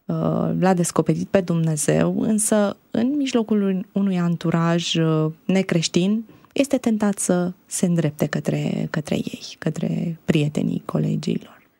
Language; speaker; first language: Romanian; native; Romanian